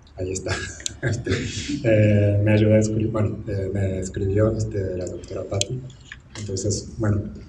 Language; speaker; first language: Spanish; non-native, fluent; Japanese